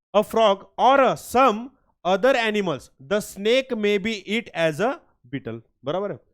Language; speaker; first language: Hindi; non-native, local second language; Marathi